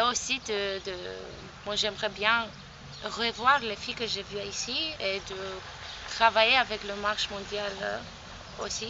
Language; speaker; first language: French; non-native, fluent; Romanian